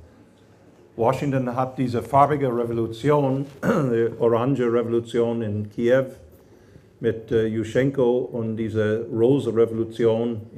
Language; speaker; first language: German; non-native, fluent; English